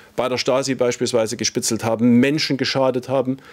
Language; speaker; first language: German; native; German